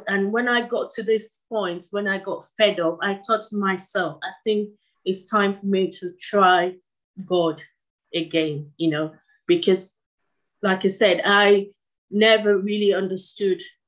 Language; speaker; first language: English; non-native, local second language; Yoruba